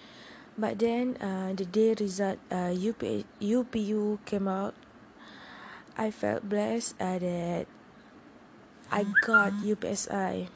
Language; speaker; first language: English; non-native, learner; Malay